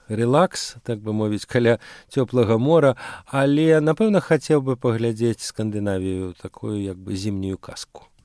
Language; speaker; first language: Belarusian; non-native, local second language; Russian